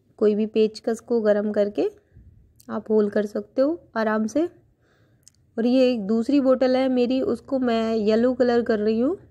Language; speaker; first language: Hindi; native; Hindi